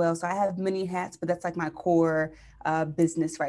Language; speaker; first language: English; native; English